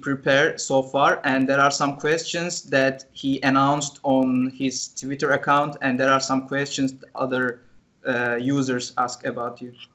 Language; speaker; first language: English; non-native, fluent; Turkish